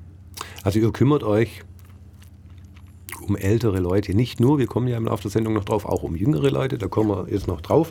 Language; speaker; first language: German; native; German